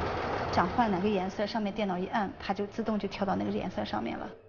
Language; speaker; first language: Chinese; native; Chinese